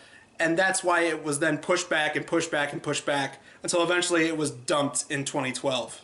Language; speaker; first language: English; native; English